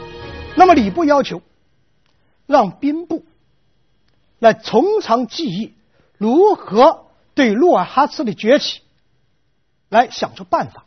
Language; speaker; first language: Chinese; native; Chinese